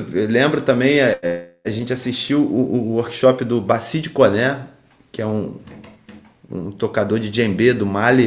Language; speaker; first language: Portuguese; native; Portuguese